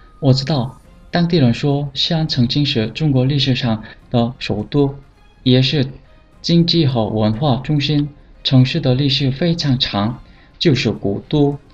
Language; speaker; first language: Chinese; non-native, fluent; Korean